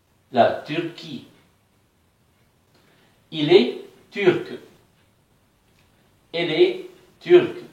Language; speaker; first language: French; non-native, fluent; Arabic